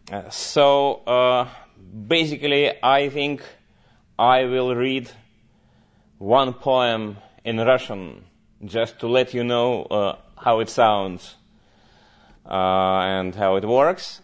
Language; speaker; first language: English; non-native, fluent; Russian